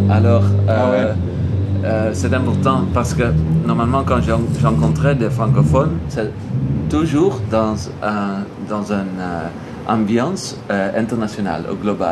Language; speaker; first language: French; non-native, learner; Dutch